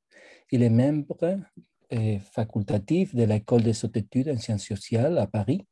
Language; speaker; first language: French; non-native, fluent; Spanish